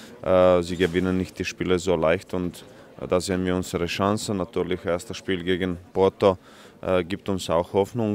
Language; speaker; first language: German; non-native, fluent; Croatian